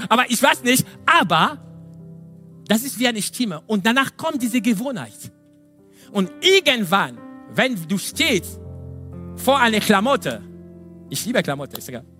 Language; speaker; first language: German; non-native, fluent; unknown